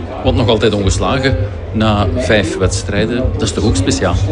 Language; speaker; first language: Dutch; native; Dutch